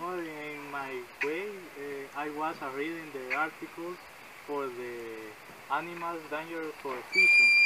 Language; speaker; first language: English; non-native, learner; Spanish